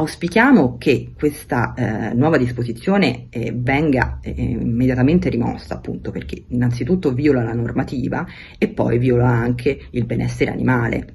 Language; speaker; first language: Italian; native; Italian